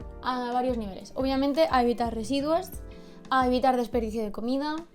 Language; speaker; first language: Spanish; native; Spanish